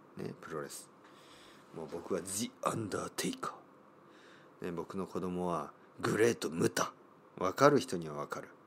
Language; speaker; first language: Japanese; native; Japanese